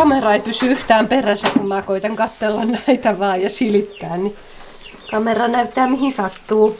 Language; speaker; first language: Finnish; native; Finnish